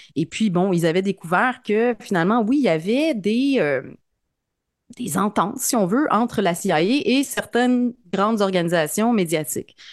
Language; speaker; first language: French; native; French